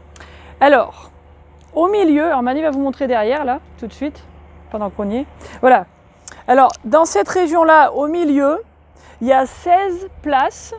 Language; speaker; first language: French; native; French